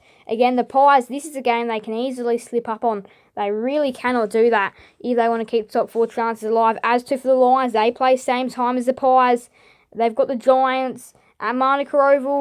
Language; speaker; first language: English; native; English